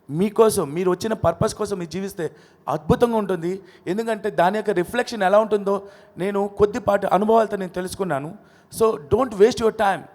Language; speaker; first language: Telugu; non-native, local second language; Odia